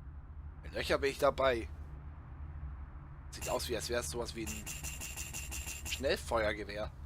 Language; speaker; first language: German; native; German